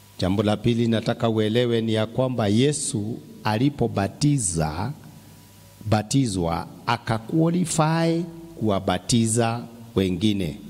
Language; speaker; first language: Swahili; non-native, local second language; Kikuyu